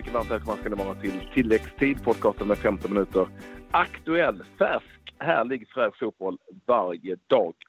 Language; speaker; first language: Swedish; native; Swedish